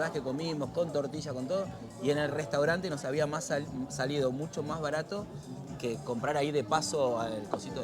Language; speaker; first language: Spanish; native; Spanish